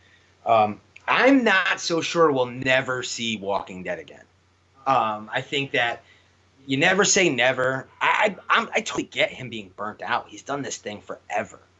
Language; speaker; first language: English; native; English